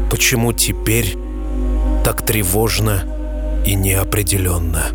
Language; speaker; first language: Russian; native; Russian